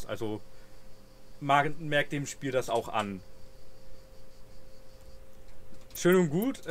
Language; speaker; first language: German; native; German